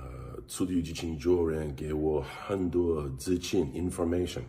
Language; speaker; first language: Chinese; non-native, learner; English